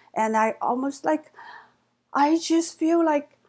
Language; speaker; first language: English; non-native, fluent; Chinese